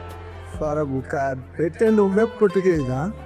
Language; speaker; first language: Portuguese; non-native, learner; Lingala